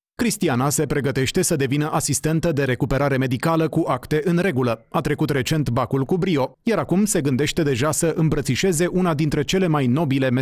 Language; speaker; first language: Romanian; native; Romanian